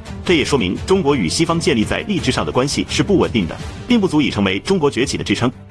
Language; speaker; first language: Chinese; native; Chinese